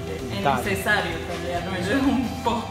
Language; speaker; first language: Italian; non-native, learner; Spanish